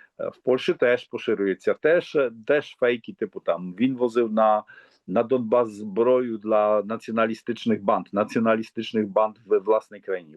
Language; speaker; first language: Polish; non-native, learner; Ukrainian